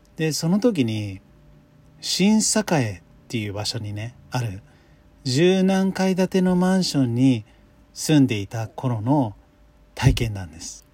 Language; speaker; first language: Japanese; non-native, fluent; English